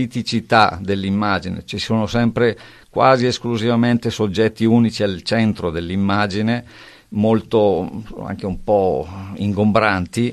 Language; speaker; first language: Italian; native; Italian